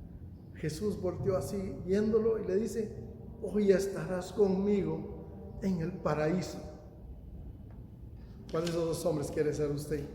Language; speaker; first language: Spanish; native; Spanish